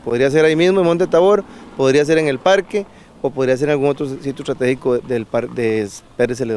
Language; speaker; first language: Spanish; native; Spanish